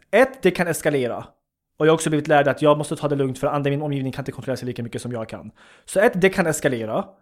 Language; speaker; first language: Swedish; early bilingual, other home language; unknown